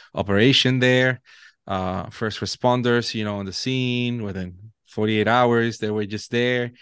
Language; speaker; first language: English; non-native, fluent; Spanish